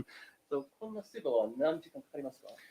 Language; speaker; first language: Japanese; non-native, learner; English